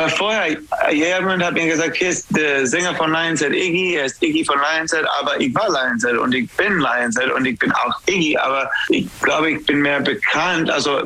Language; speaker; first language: German; non-native, learner; English